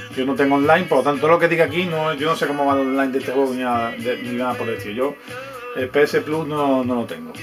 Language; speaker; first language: Spanish; native; Spanish